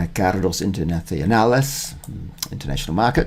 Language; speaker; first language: Spanish; non-native, learner; English